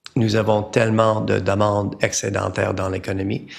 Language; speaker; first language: French; non-native, learner; English